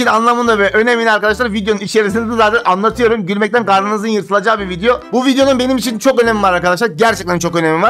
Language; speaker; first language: Turkish; native; Turkish